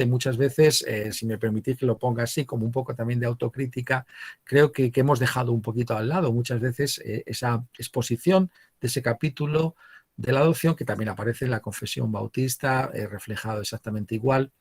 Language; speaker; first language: Spanish; native; Spanish